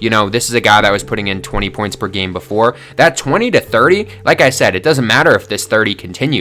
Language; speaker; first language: English; native; English